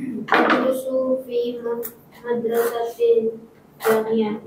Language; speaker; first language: Arabic; non-native, learner; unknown